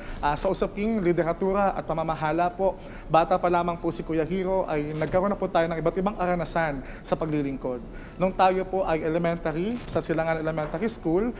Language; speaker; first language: Filipino; native; Filipino